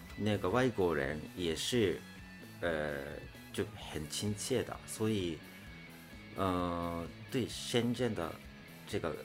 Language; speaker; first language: Chinese; non-native, fluent; Japanese